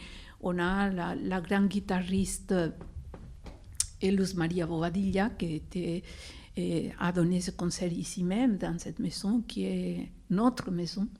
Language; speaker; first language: French; non-native, fluent; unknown